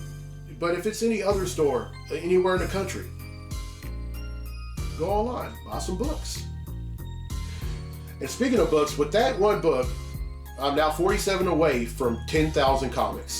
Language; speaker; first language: English; native; English